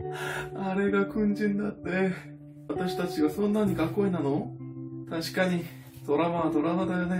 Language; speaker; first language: Japanese; non-native, learner; Korean